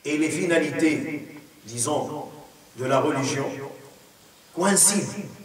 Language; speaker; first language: French; non-native, local second language; Arabic